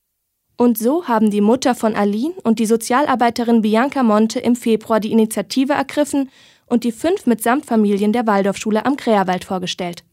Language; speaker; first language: German; native; German